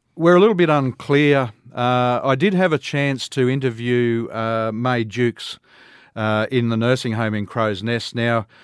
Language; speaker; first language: English; native; English